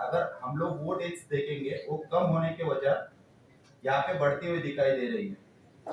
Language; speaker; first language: Hindi; non-native, local second language; Marathi